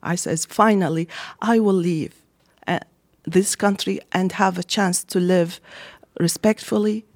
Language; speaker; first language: English; non-native, fluent; Arabic